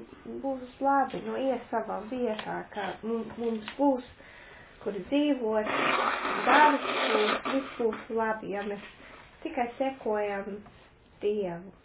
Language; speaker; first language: Latvian; non-native, local second language; Russian